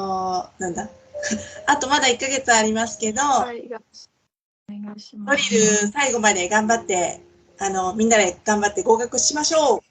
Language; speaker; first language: Japanese; non-native, learner; Indonesian